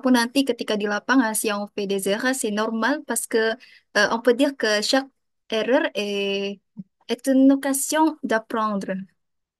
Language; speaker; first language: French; non-native, fluent; Indonesian